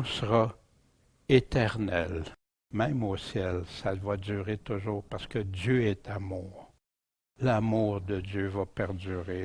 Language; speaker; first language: French; native; French